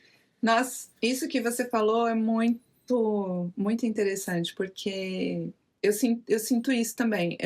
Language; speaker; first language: Portuguese; native; Portuguese